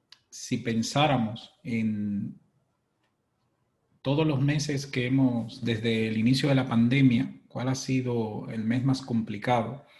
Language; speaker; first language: Spanish; native; Spanish